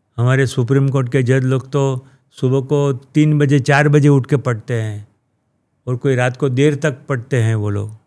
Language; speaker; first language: Hindi; non-native, local second language; Gujarati